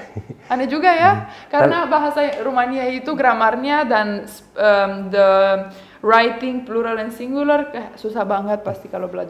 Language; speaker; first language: Indonesian; non-native, fluent; Romanian